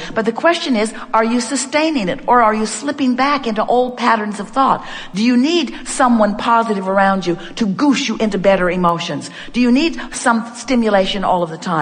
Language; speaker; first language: English; native; English